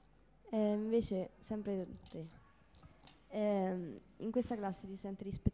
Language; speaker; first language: Italian; native; Italian